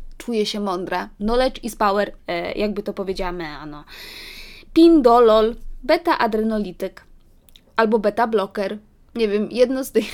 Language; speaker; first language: Polish; early bilingual, heritage; Polish